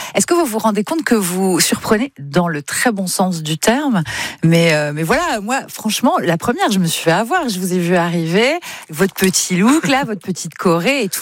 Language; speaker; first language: French; native; French